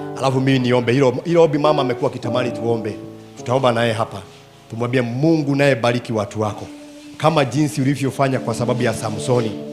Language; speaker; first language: Swahili; non-native, local second language; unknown